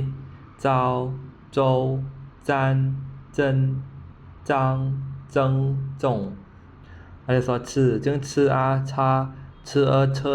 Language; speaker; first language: Chinese; non-native, learner; Khmer